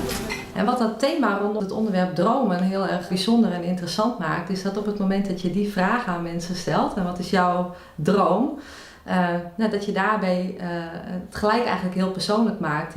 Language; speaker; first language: Dutch; native; Dutch